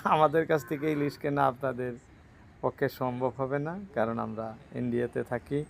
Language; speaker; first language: Bangla; native; Bangla